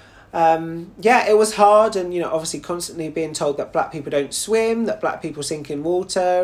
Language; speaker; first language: English; native; English